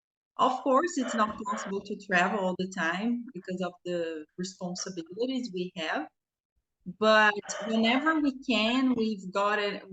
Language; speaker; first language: English; non-native, fluent; Portuguese